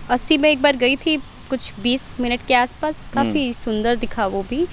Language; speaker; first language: Hindi; native; Hindi